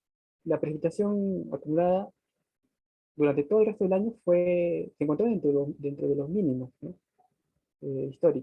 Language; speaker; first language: Spanish; native; Spanish